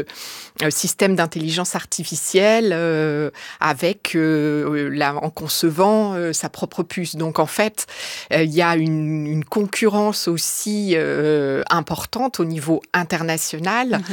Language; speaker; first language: French; native; French